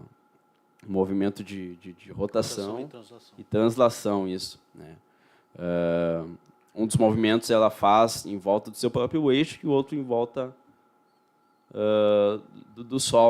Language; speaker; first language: Portuguese; native; Portuguese